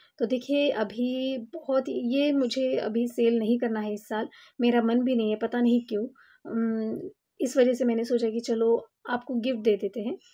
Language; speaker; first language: Hindi; non-native, local second language; Marathi